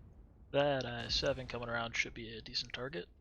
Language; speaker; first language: English; native; English